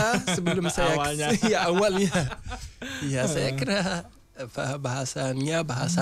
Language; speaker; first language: Indonesian; non-native, learner; Hausa